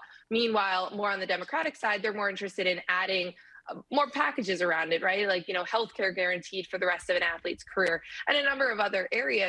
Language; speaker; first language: English; native; English